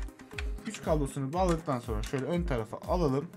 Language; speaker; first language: Turkish; native; Turkish